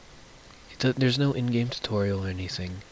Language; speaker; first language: English; native; English